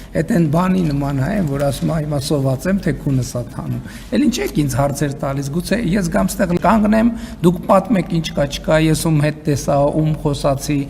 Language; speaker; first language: Armenian; native; Armenian